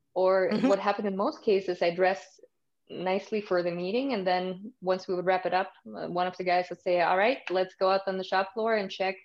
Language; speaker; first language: English; early bilingual, other home language; Russian